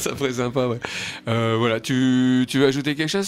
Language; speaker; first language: French; native; French